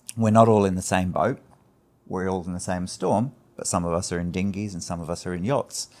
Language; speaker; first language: English; early bilingual, other home language; Greek